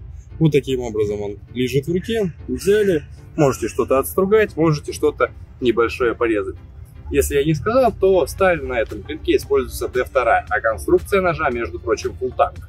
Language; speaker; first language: Russian; native; Russian